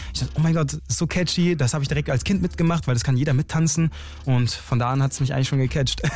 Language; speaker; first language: German; early bilingual, other home language; Chinese